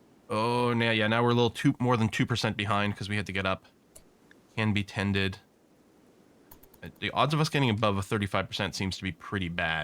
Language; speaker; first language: English; native; English